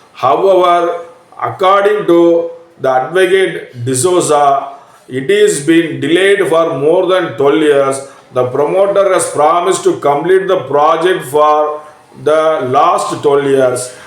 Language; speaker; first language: English; non-native, local second language; Tamil